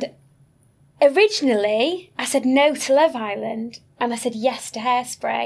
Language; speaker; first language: English; native; English